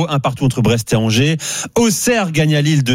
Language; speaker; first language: French; native; French